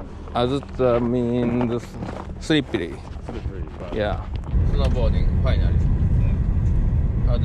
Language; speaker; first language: English; non-native, learner; Japanese